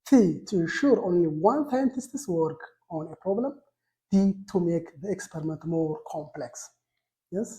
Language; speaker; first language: English; non-native, local second language; Amharic